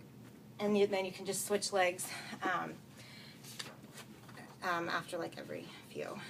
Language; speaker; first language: English; native; English